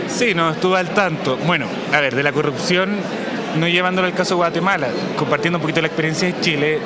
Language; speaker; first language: Spanish; native; Spanish